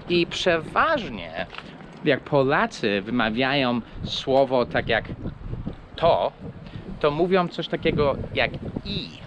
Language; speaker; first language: Polish; non-native, fluent; English